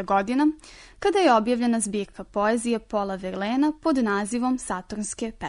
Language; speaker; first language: Serbian; native; Serbian